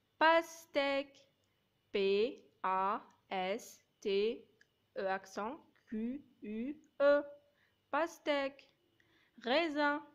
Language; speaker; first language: French; non-native, local second language; Arabic